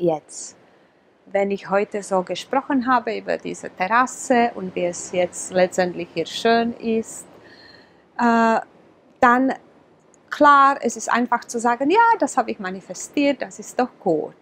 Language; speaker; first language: German; non-native, fluent; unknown